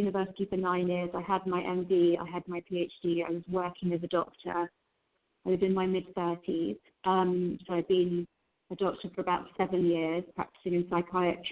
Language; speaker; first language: English; native; English